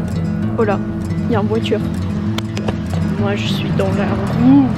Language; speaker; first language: French; non-native, learner; English